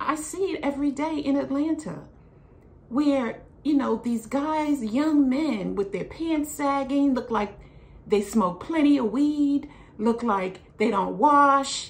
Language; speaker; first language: English; native; English